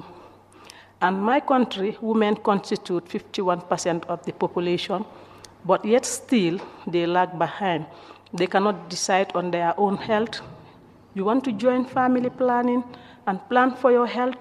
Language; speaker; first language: English; non-native, local second language; Mandingo